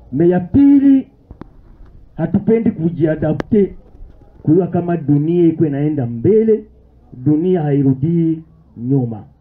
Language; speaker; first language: Swahili; native; Swahili